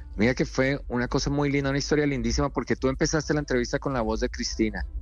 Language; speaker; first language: Spanish; native; Spanish